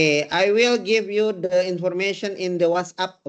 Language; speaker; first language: English; non-native, learner; Indonesian